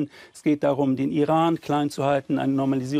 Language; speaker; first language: German; native; German